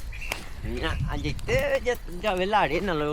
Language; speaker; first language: Spanish; native; Spanish